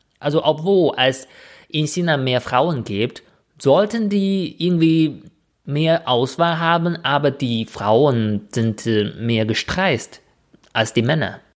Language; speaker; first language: German; non-native, fluent; Chinese